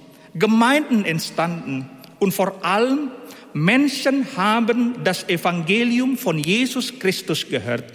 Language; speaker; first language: German; non-native, fluent; Indonesian